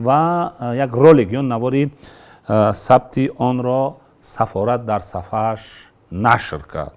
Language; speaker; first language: Persian; native; Persian